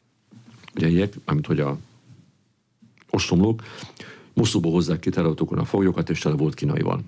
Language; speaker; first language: Hungarian; native; Hungarian